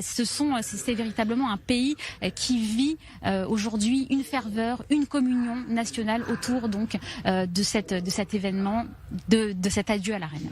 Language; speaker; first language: French; native; French